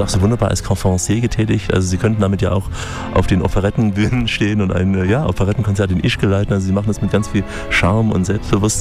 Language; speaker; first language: German; native; German